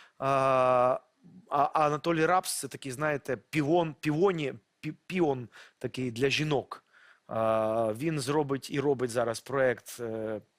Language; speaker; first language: Ukrainian; non-native, local second language; Russian